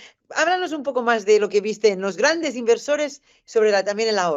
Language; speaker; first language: Spanish; native; Spanish